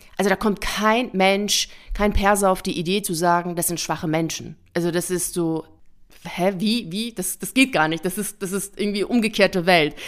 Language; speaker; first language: German; early bilingual, other home language; Persian